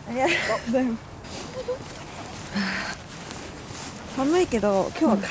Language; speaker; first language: Japanese; native; Japanese